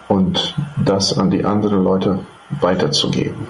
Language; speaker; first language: German; non-native, fluent; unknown